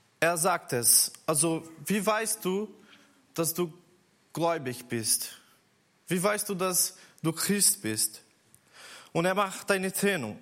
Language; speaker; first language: German; non-native, learner; Portuguese